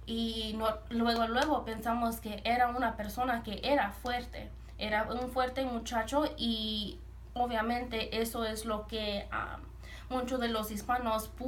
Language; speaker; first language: Spanish; early bilingual, heritage; Spanish